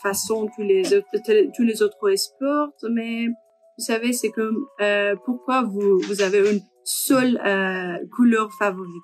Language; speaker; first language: French; non-native, learner; Persian